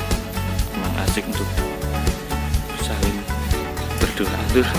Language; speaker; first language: Indonesian; non-native, local second language; Javanese